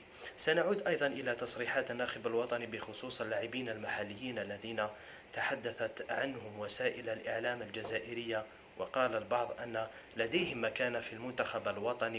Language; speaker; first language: Arabic; native; Arabic